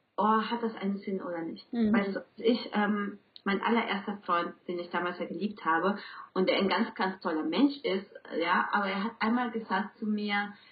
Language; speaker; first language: German; non-native, fluent; Spanish